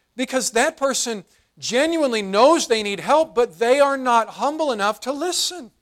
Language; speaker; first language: English; native; English